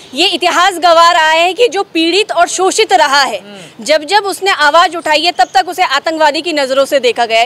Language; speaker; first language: Hindi; native; Hindi